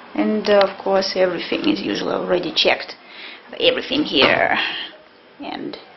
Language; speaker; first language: English; non-native, fluent; Russian